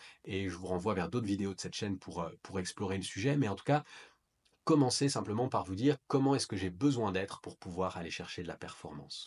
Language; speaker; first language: French; native; French